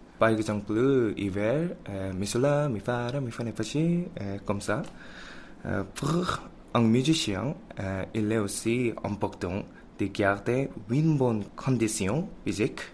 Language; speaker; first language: French; non-native, learner; Korean